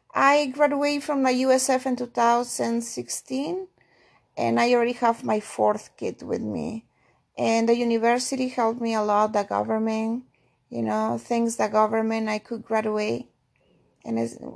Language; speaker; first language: English; non-native, fluent; Spanish